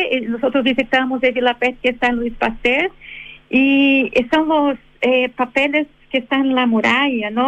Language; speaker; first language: Spanish; non-native, fluent; Portuguese